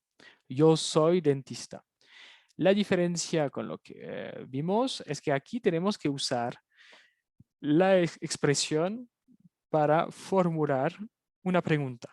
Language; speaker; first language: Spanish; native; Spanish